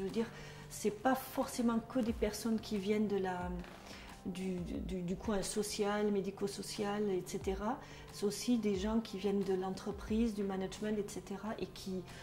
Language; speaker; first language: French; non-native, fluent; German